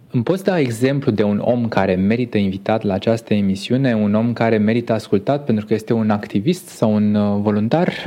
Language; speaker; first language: Romanian; native; Romanian